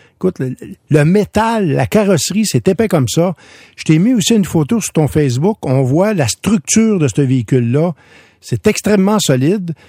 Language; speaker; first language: French; native; French